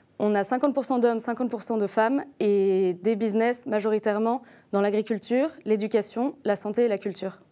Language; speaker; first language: French; native; French